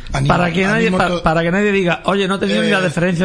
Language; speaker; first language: Spanish; native; Spanish